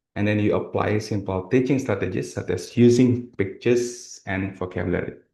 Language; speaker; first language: English; non-native, fluent; Indonesian